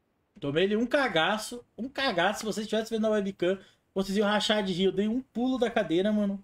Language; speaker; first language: Portuguese; native; Portuguese